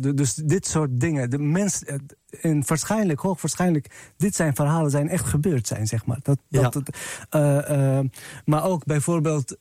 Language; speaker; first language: Dutch; non-native, fluent; Arabic